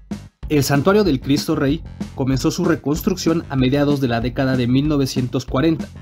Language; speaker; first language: Spanish; native; Spanish